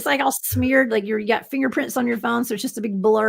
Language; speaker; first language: English; native; English